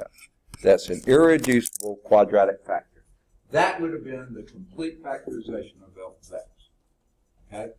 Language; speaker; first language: English; native; English